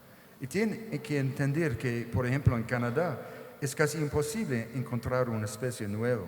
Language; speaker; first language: Spanish; non-native, fluent; English